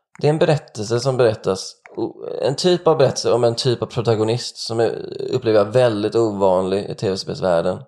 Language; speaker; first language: Swedish; native; Swedish